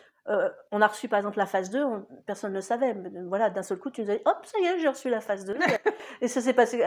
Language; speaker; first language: French; native; French